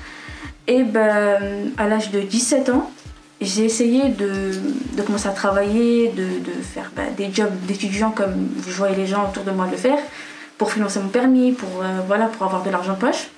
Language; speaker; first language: French; non-native, local second language; Arabic